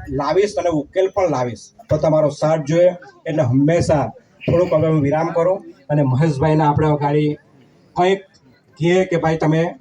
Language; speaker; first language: Gujarati; non-native, local second language; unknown